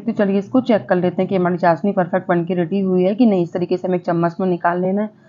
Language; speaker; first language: Hindi; non-native, local second language; Gujarati